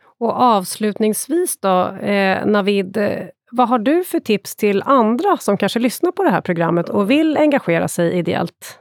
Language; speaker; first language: Swedish; native; Swedish